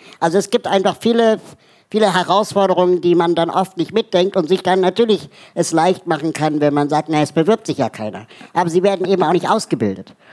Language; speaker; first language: German; native; German